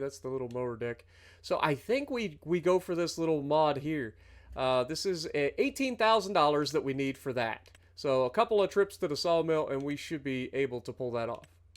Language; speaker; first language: English; native; English